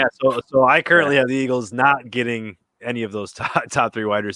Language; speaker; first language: English; native; English